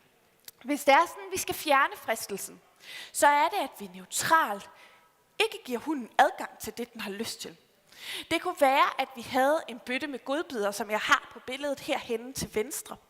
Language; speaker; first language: Danish; native; Danish